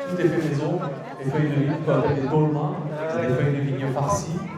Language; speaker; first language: French; native; French